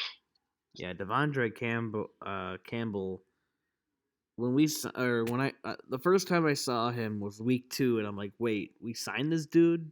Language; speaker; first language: English; native; English